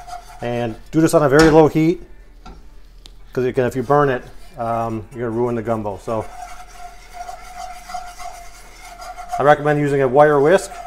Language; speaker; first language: English; native; English